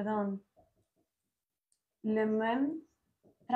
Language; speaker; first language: French; non-native, learner; Spanish